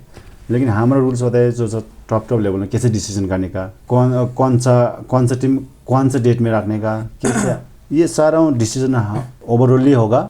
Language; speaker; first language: Hindi; non-native, fluent; Sherpa